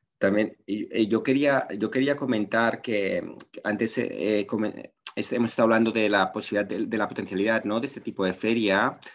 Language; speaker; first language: Spanish; non-native, local second language; Catalan